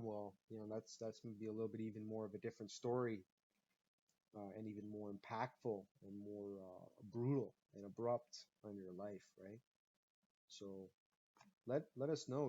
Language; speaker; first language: English; native; English